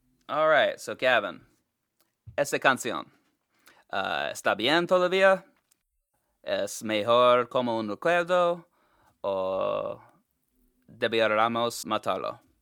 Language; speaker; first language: Spanish; non-native, learner; English